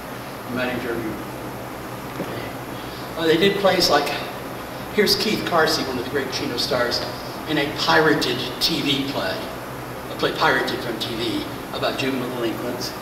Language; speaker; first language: English; native; English